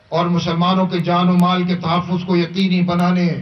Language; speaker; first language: Hindi; native; Hindi